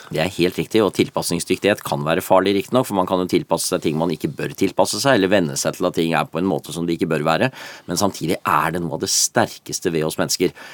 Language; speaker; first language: Norwegian; native; Norwegian